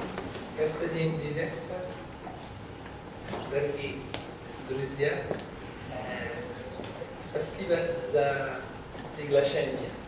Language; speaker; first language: Russian; non-native, learner; English